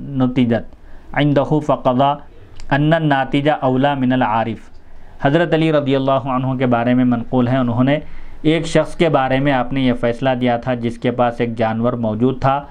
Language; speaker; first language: Urdu; native; Urdu